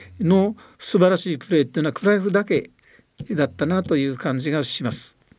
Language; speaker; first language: Japanese; native; Japanese